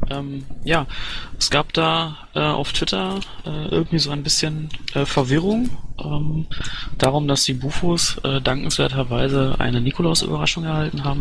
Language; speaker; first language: German; native; German